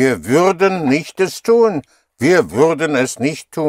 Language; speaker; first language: German; non-native, fluent; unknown